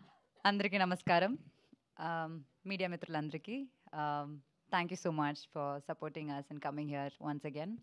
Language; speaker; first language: Telugu; non-native, local second language; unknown